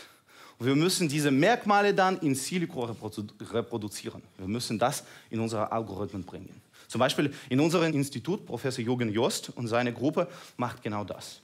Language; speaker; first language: German; non-native, fluent; Russian